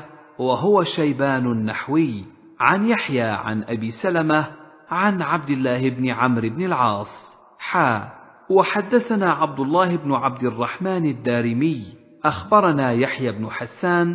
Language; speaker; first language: Arabic; native; Arabic